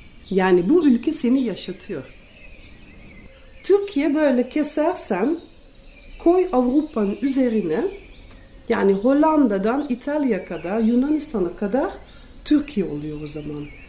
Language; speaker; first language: Turkish; non-native, fluent; Dutch